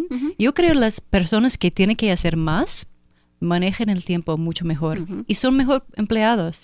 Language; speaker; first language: Spanish; non-native, fluent; English